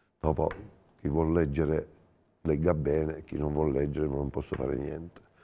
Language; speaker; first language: Italian; native; Italian